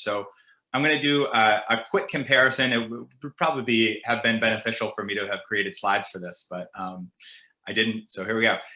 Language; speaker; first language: English; native; English